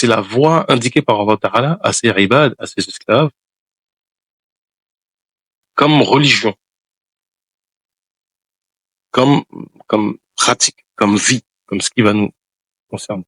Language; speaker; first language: French; non-native, local second language; Wolof